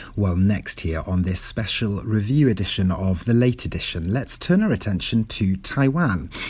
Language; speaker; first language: English; non-native, local second language; Welsh